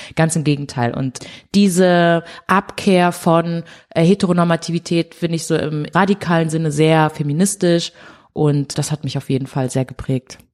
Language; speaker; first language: German; early bilingual, other home language; Portuguese